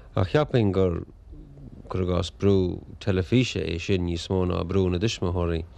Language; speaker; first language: Irish; native; Irish